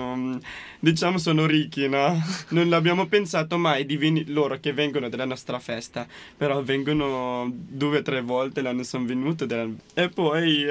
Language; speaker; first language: Italian; non-native, fluent; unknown